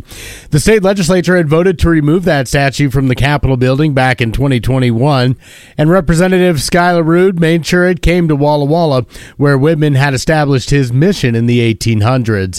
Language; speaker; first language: English; native; English